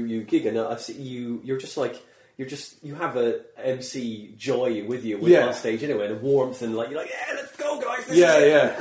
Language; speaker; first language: English; native; English